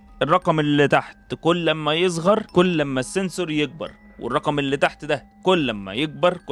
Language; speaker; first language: Arabic; native; Arabic